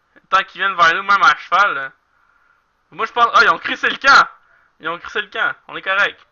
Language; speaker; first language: French; native; French